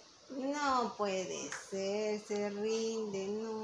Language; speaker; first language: Spanish; native; Spanish